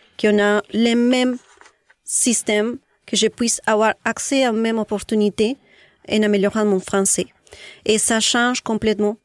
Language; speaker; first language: French; non-native, fluent; Spanish